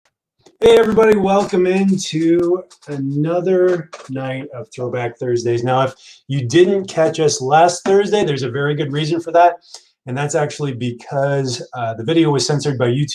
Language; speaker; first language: English; native; English